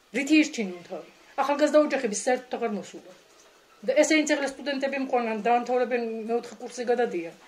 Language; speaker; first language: Georgian; native; Georgian